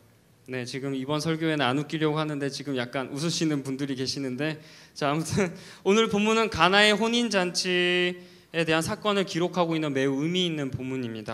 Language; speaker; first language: Korean; native; Korean